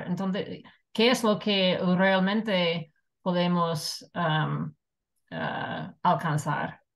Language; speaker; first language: Spanish; non-native, fluent; English